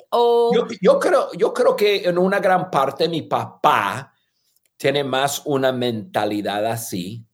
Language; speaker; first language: Spanish; non-native, fluent; English